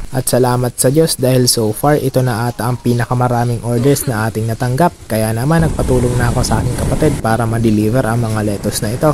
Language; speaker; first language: Filipino; non-native, local second language; Bikol